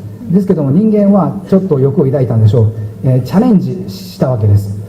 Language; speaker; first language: Japanese; native; Japanese